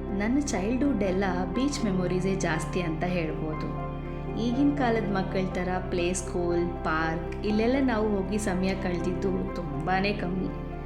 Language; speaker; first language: Kannada; native; Kannada